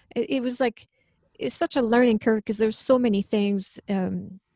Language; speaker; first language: English; non-native, fluent; French